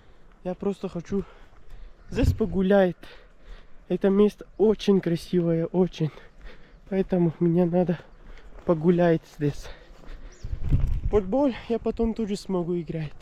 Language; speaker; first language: Russian; non-native, learner; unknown